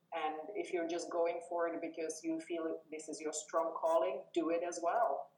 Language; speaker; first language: English; non-native, fluent; Czech